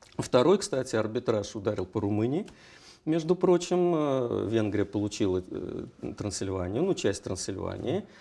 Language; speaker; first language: Russian; native; Russian